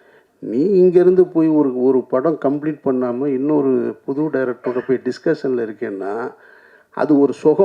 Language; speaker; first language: Tamil; native; Tamil